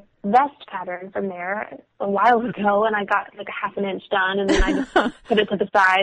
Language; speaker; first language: English; native; English